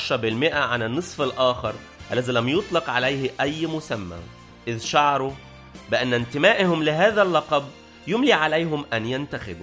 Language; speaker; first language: Arabic; native; Arabic